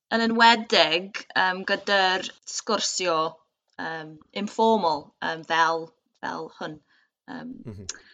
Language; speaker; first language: Welsh; non-native, local second language; English